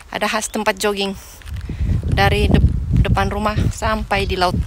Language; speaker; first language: Malay; non-native, local second language; Central Dusun